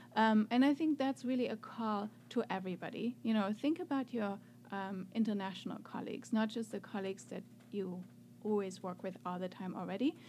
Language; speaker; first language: English; non-native, fluent; German